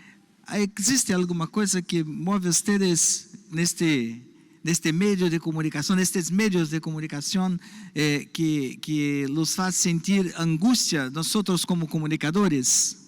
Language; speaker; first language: Spanish; non-native, learner; Portuguese